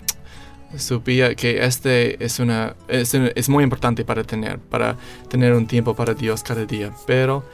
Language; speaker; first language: Spanish; non-native, learner; English